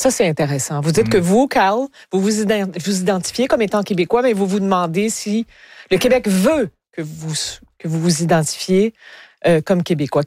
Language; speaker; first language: French; native; French